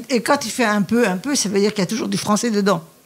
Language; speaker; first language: French; native; French